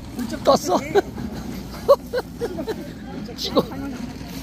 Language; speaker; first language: Korean; native; Korean